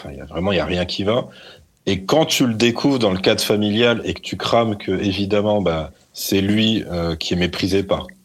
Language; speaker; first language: French; native; French